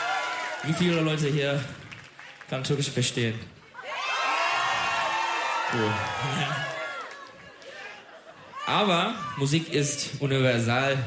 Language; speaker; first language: German; non-native, learner; Turkish